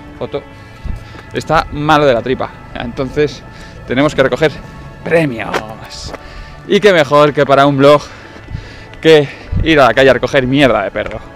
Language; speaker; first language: Spanish; native; Spanish